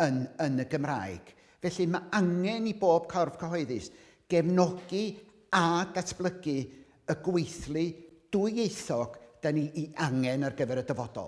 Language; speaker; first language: Welsh; native; Welsh